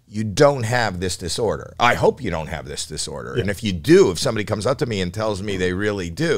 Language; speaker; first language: English; native; English